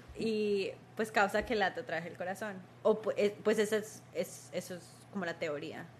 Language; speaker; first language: Spanish; early bilingual, heritage; Spanish